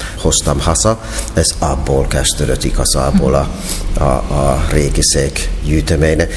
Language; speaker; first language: Hungarian; non-native, fluent; Finnish